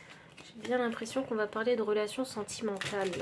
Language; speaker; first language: French; native; French